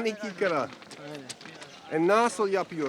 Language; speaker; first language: Turkish; non-native, learner; Dutch